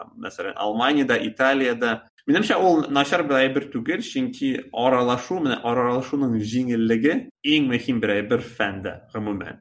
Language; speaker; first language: Tatar; native; Tatar